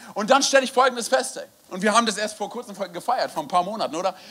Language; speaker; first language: German; native; German